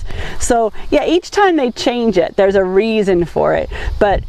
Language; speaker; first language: English; native; English